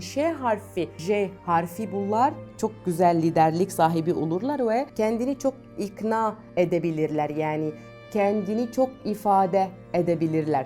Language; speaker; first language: Turkish; non-native, fluent; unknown